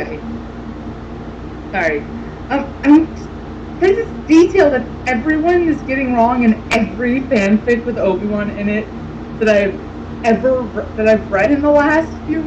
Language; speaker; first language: English; native; English